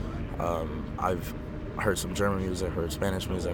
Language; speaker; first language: English; native; English